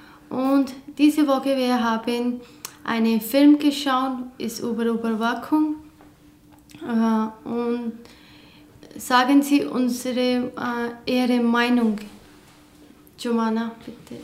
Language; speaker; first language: German; non-native, learner; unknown